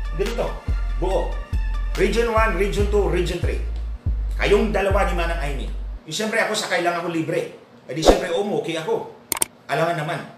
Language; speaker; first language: Filipino; non-native, local second language; Waray